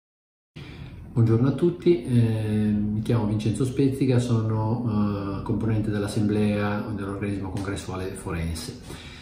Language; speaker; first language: Italian; native; Italian